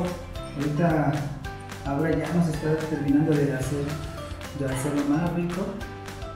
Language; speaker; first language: Spanish; native; Spanish